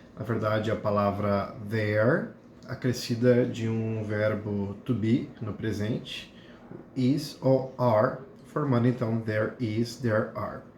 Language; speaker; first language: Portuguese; native; Portuguese